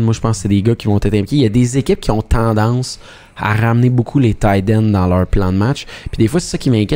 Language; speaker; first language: French; native; French